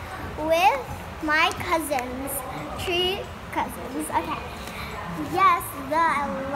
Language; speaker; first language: English; early bilingual, other home language; Indonesian